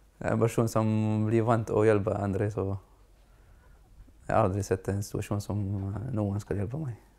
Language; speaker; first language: Norwegian; non-native, learner; Arabic